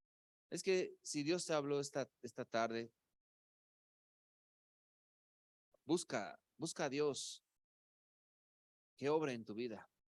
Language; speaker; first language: Spanish; native; Spanish